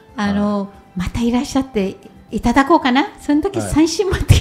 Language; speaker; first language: Japanese; native; Japanese